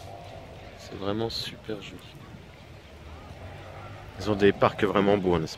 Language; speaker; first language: French; native; French